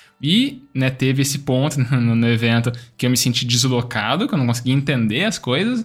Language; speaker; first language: Portuguese; native; Portuguese